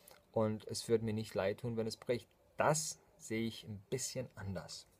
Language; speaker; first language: German; non-native, fluent; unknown